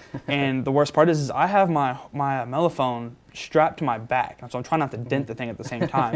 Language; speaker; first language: English; native; English